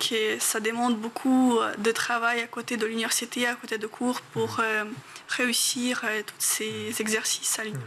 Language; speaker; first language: French; non-native, fluent; Ukrainian